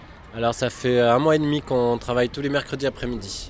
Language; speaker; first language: French; native; French